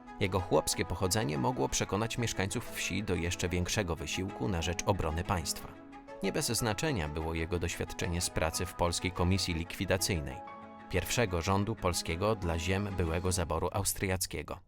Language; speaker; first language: Polish; native; Polish